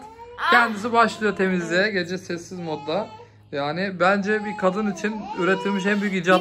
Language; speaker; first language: Turkish; native; Turkish